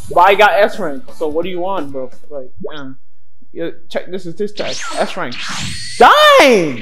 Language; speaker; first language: English; native; English